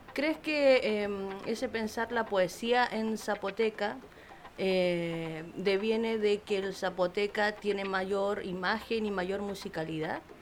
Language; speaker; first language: Spanish; native; Spanish